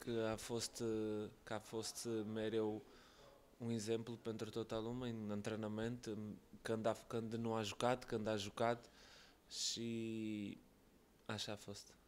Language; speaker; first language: Romanian; non-native, learner; Portuguese